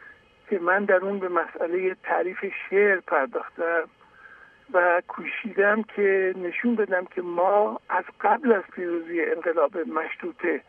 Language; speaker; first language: Persian; native; Persian